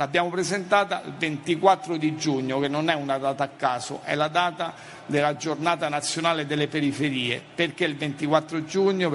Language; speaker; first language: Italian; native; Italian